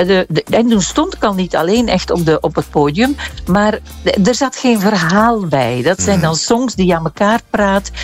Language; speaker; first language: Dutch; native; Dutch